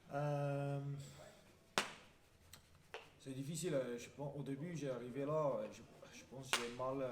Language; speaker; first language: French; non-native, fluent; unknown